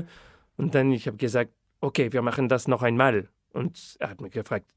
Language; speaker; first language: German; non-native, fluent; French